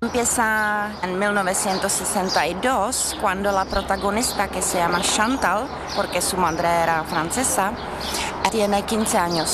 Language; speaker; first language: Spanish; non-native, fluent; Czech